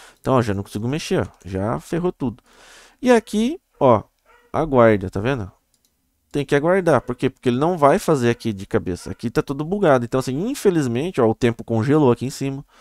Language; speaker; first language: Portuguese; native; Portuguese